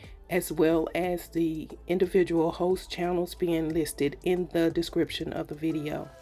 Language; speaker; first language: English; native; English